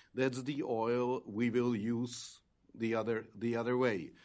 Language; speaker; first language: English; non-native, fluent; Czech